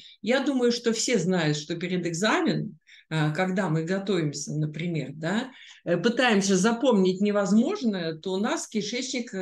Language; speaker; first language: Russian; native; Russian